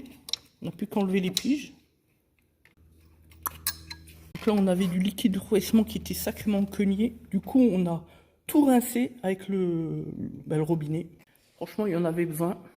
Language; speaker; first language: French; native; French